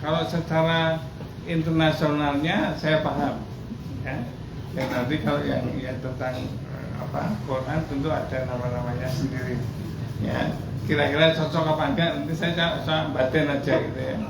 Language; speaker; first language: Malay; non-native, local second language; Javanese